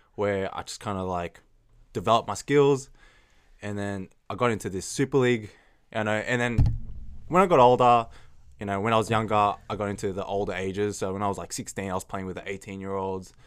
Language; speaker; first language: English; early bilingual, other home language; Chinese